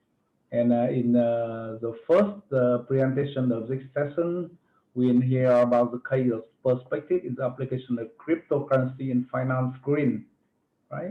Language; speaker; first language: English; non-native, fluent; Vietnamese